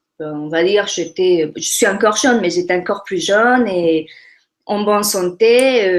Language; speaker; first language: French; non-native, fluent; Spanish